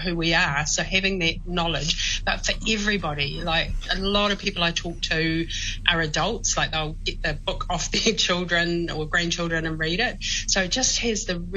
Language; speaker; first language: English; native; English